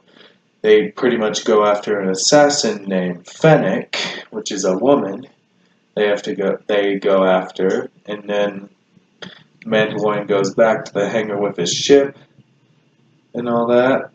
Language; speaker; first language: English; native; English